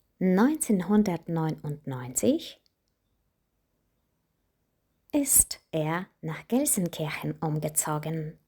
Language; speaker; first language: German; non-native, fluent; Ukrainian